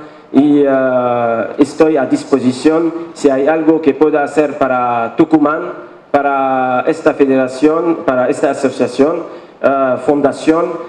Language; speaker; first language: Spanish; non-native, fluent; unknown